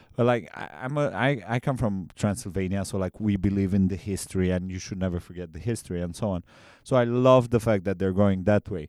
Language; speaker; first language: English; non-native, fluent; Romanian